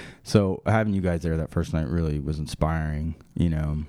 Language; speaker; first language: English; native; English